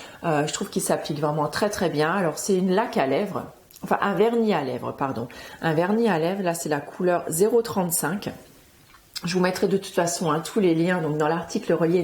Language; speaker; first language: French; native; French